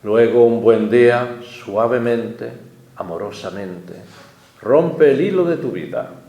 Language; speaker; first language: Spanish; native; Spanish